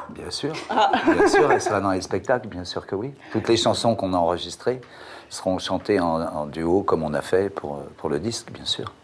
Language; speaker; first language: French; native; French